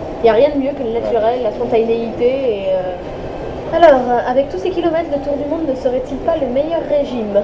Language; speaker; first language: French; native; French